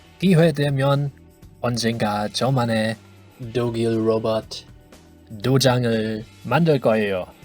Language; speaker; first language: Korean; non-native, fluent; German